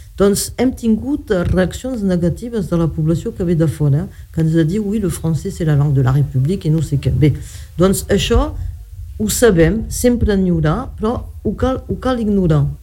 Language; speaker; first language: Catalan; native; Catalan